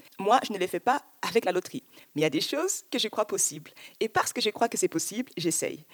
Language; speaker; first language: French; early bilingual, other home language; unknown